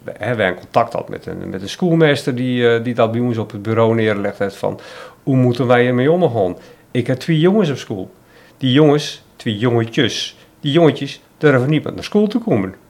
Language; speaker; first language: Dutch; native; Dutch